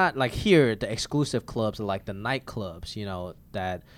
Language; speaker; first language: English; non-native, local second language; Cantonese